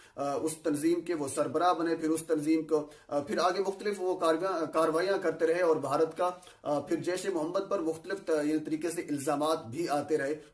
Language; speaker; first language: Urdu; non-native, local second language; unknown